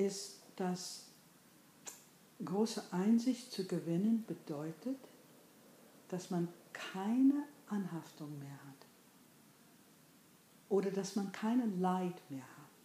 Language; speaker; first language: German; non-native, fluent; English